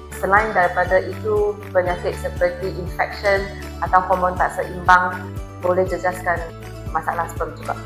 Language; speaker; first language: Malay; non-native, local second language; Chinese